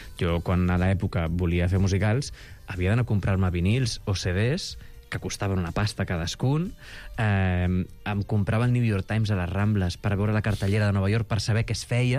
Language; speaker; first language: Catalan; native; Catalan